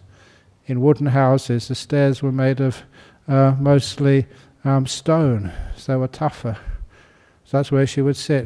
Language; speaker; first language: English; native; English